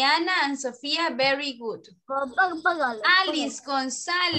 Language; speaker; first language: English; non-native, learner; Spanish